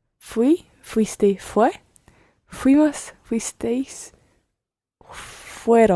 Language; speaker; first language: Spanish; non-native, learner; English